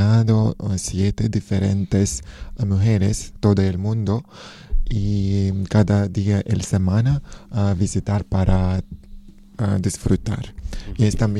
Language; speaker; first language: Spanish; non-native, learner; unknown